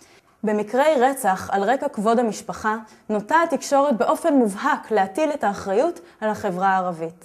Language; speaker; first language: Hebrew; native; Hebrew